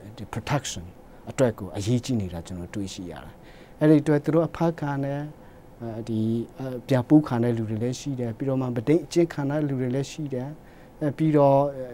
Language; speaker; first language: Burmese; non-native, local second language; Hakha Chin